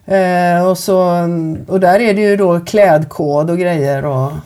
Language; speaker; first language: Swedish; native; Swedish